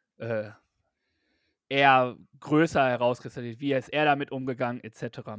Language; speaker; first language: German; native; German